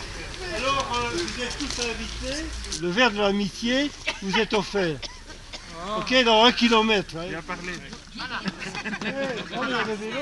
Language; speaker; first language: French; native; French